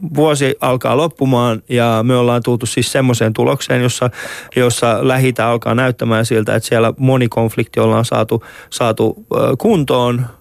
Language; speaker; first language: Finnish; early bilingual, other home language; Persian